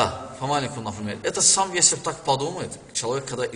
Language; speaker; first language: Russian; non-native, learner; Azerbaijani